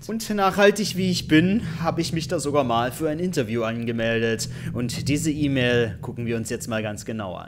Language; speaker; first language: German; native; German